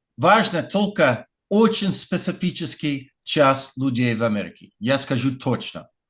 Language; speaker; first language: Russian; non-native, fluent; English